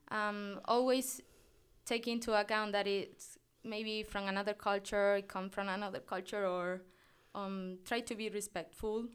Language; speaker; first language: English; non-native, fluent; Spanish